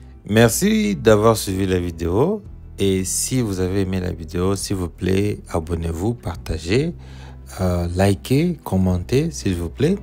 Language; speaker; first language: French; non-native, local second language; Lingala